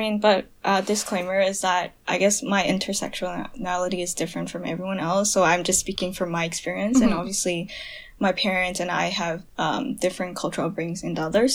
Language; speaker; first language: English; non-native, local second language; Cantonese